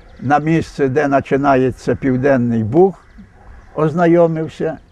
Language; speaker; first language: Ukrainian; native; Ukrainian